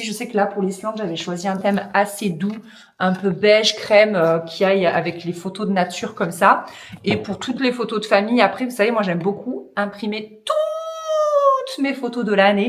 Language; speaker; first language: French; native; French